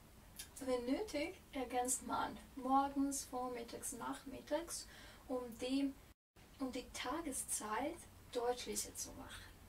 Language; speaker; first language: German; non-native, fluent; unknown